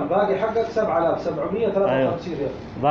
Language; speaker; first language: Arabic; native; Arabic